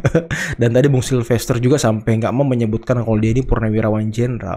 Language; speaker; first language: Indonesian; native; Indonesian